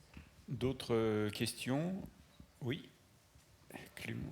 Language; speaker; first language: French; native; French